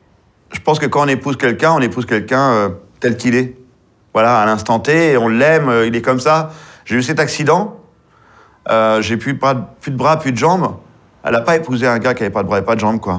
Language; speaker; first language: French; native; French